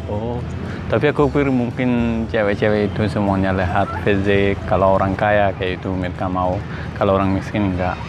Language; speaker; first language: Indonesian; non-native, learner; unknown